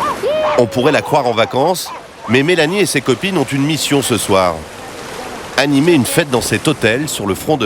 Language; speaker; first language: French; native; French